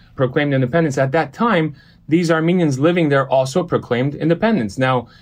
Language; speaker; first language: English; early bilingual, other home language; Armenian